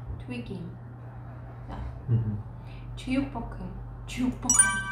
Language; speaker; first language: Russian; native; Russian